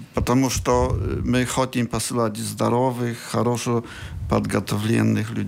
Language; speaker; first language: Russian; non-native, learner; Polish